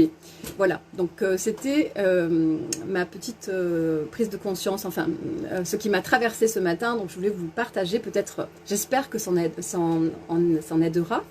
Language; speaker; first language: French; native; French